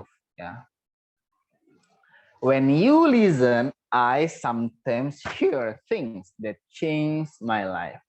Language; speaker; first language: English; non-native, learner; Indonesian